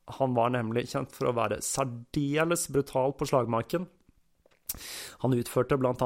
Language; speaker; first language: Norwegian; native; Norwegian